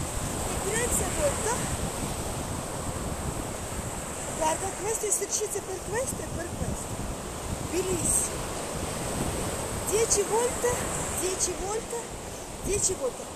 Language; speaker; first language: Italian; non-native, learner; Russian